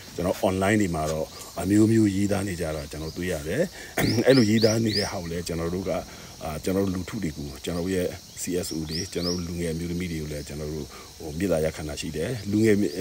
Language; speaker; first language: Burmese; non-native, local second language; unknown